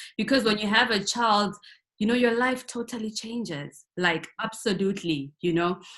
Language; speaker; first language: English; non-native, local second language; North Ndebele